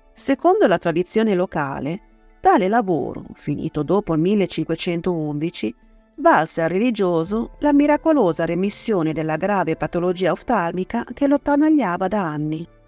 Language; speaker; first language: Italian; native; Italian